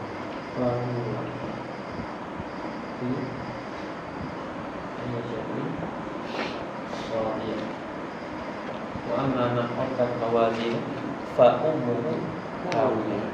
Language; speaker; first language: Arabic; non-native, fluent; Malay